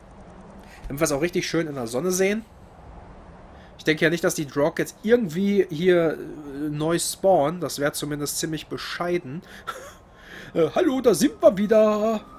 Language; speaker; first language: German; native; German